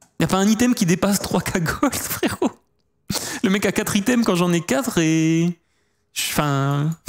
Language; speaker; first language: French; native; French